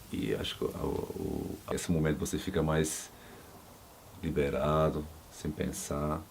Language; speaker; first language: Portuguese; non-native, learner; German